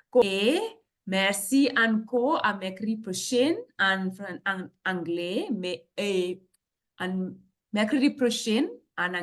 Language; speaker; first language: French; non-native, fluent; English